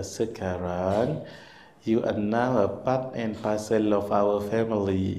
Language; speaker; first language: English; non-native, local second language; Malay